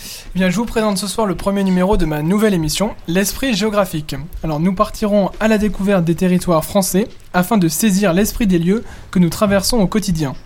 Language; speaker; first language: French; native; French